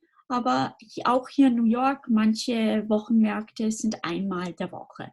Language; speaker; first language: German; non-native, fluent; English